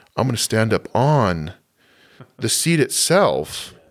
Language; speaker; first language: English; native; English